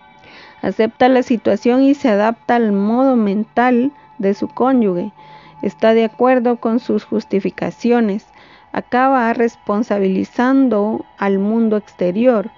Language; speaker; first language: Spanish; native; Spanish